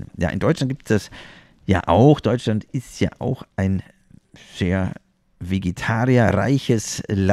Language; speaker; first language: German; native; German